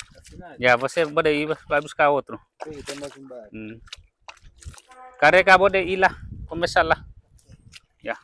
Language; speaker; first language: Portuguese; non-native, learner; Vietnamese